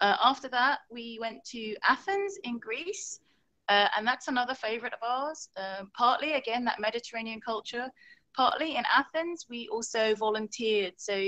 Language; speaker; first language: English; native; English